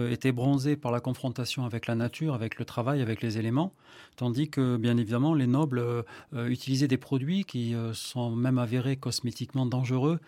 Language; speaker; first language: French; native; French